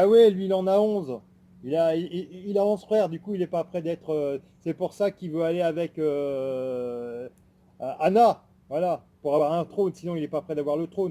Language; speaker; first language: French; native; French